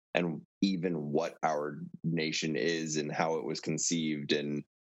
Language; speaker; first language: English; native; English